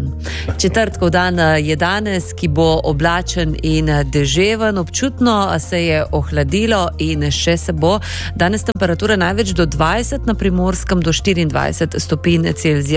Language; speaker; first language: Slovenian; native; Slovenian